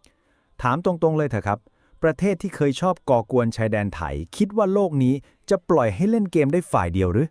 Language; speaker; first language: Thai; native; Thai